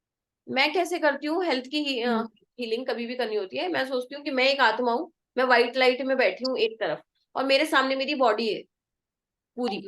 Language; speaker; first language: Hindi; native; Hindi